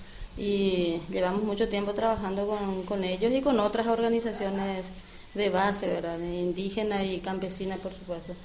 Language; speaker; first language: Spanish; native; Spanish